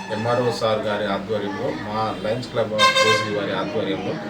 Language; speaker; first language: Telugu; native; Telugu